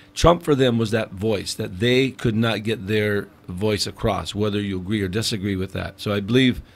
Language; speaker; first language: English; native; English